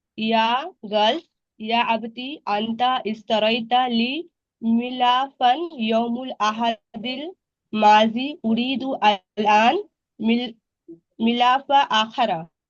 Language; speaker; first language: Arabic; non-native, learner; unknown